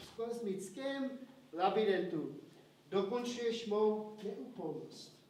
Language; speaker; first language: Czech; early bilingual, heritage; Czech